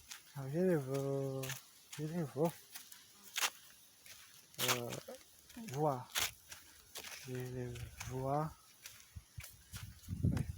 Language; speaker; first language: French; non-native, learner; Portuguese